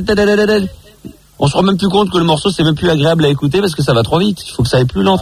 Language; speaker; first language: French; native; French